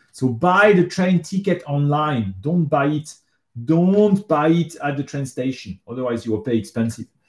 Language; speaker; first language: English; non-native, fluent; French